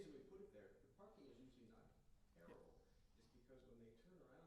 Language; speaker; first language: English; native; English